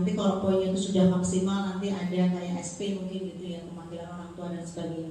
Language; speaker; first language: Indonesian; native; Indonesian